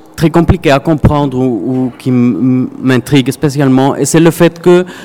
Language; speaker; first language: French; non-native, fluent; Spanish